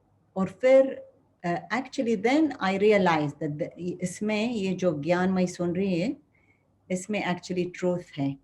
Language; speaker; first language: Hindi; non-native, fluent; Arabic